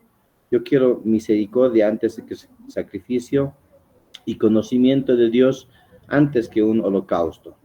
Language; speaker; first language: Spanish; native; Spanish